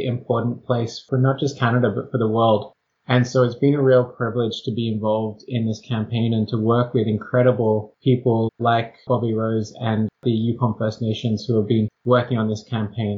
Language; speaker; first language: English; native; English